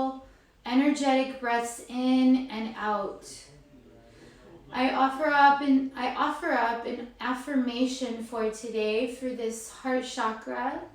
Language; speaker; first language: English; native; English